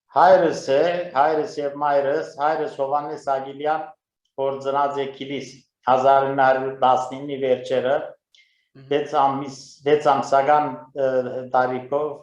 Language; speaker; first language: Armenian; native; Armenian